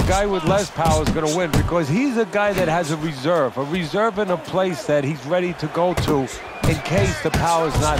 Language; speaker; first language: English; native; English